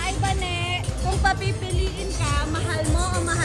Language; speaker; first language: Filipino; native; Filipino